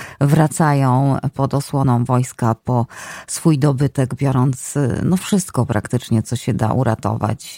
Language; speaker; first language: Polish; native; Polish